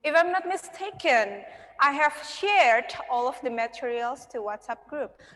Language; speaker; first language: English; non-native, fluent; Indonesian